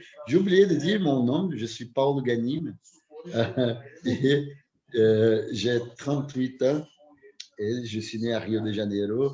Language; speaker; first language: French; non-native, fluent; Portuguese